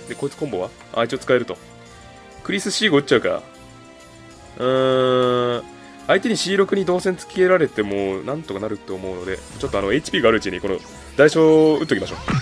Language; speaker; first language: Japanese; native; Japanese